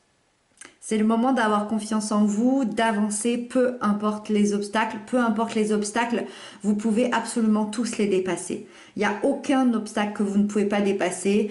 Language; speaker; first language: French; native; French